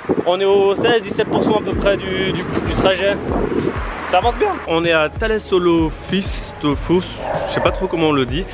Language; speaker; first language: French; native; French